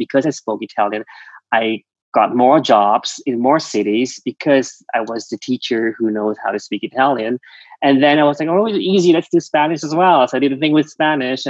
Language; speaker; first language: English; non-native, fluent; Vietnamese